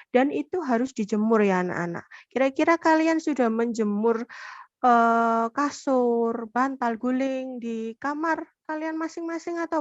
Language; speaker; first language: Indonesian; native; Indonesian